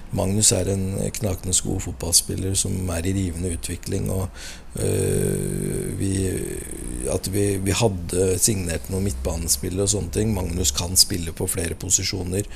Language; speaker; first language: Norwegian; native; Norwegian